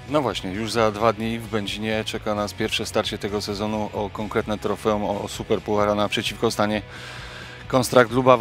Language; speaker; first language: Polish; native; Polish